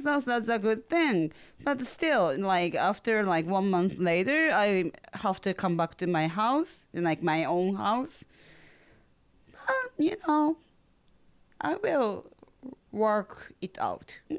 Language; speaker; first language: English; non-native, learner; Japanese